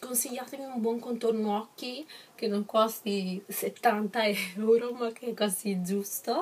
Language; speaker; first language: Italian; native; Italian